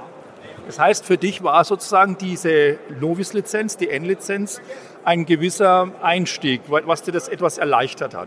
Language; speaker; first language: German; native; German